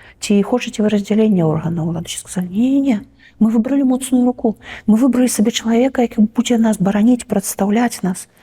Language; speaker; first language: Belarusian; native; Belarusian